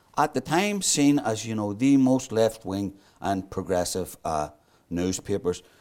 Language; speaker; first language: English; native; English